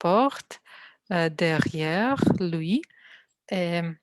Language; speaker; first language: French; non-native, learner; Russian